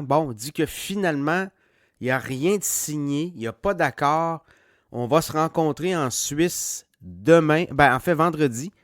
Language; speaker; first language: French; native; French